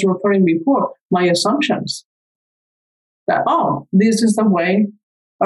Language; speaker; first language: English; non-native, fluent; Spanish